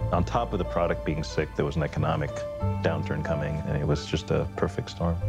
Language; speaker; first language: English; native; English